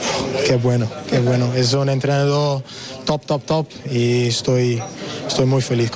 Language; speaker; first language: Spanish; non-native, learner; English